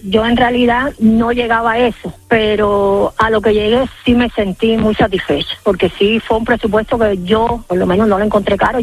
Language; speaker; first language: Spanish; native; Spanish